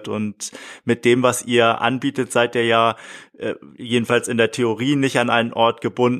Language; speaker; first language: German; native; German